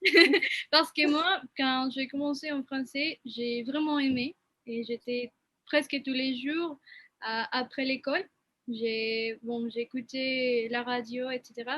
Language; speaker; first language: French; non-native, fluent; Spanish